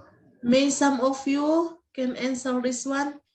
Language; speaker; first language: English; non-native, fluent; Indonesian